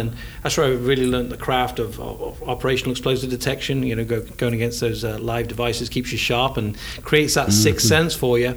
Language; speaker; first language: English; native; English